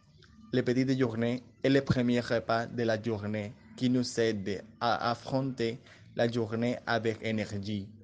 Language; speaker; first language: French; non-native, learner; Spanish